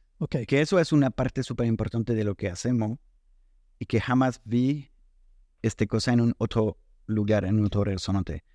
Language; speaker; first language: Spanish; non-native, fluent; French